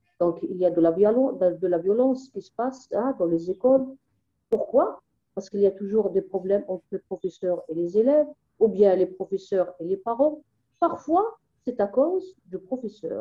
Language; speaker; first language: French; non-native, local second language; Arabic